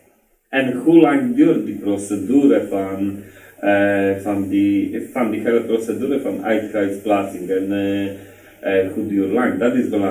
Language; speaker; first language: Dutch; non-native, learner; Polish